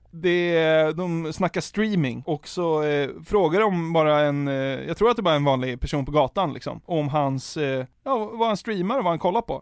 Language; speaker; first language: Swedish; native; Swedish